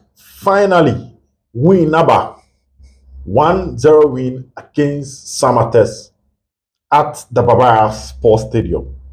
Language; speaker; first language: English; non-native, local second language; Akan